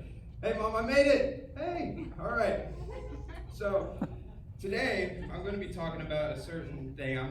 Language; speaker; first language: English; native; English